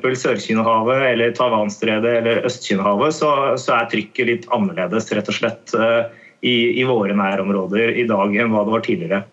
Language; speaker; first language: Norwegian; native; Norwegian